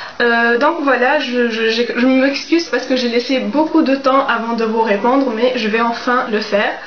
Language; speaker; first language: French; non-native, local second language; Arabic